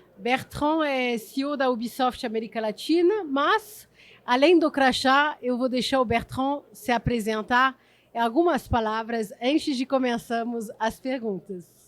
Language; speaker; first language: Portuguese; non-native, fluent; French